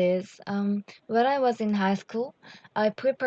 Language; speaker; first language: English; non-native, learner; Korean